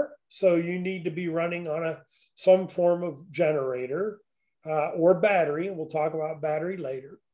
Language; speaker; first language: English; native; English